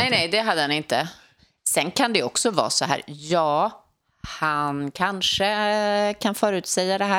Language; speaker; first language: Swedish; native; Swedish